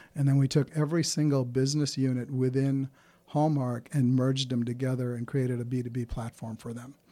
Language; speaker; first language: English; early bilingual, other home language; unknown